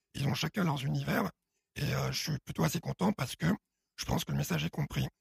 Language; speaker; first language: French; early bilingual, other home language; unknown